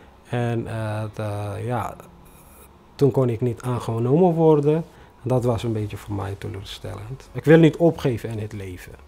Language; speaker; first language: Dutch; non-native, fluent; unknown